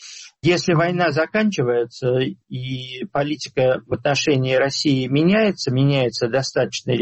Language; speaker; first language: Russian; native; Russian